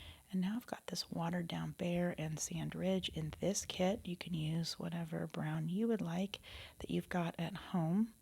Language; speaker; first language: English; native; English